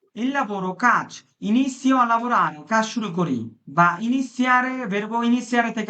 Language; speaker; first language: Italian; non-native, fluent; Bangla